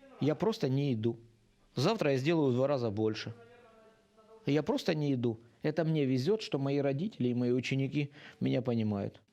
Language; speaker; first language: Russian; native; Russian